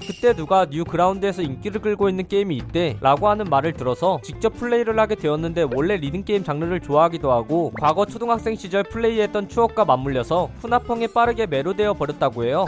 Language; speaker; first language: Korean; native; Korean